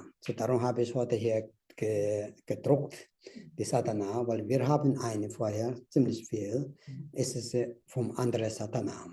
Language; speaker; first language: German; non-native, learner; Tibetan